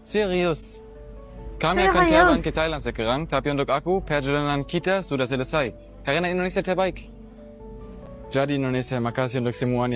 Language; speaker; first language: Indonesian; non-native, learner; German